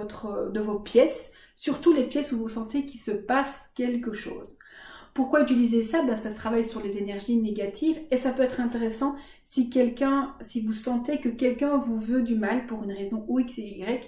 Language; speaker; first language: French; native; French